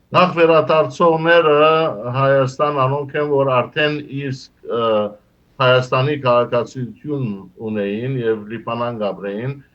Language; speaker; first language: Armenian; early bilingual, heritage; Armenian